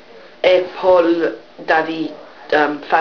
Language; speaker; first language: French; non-native, learner; English